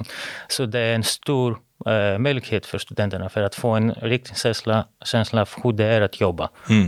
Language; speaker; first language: Swedish; non-native, fluent; Greek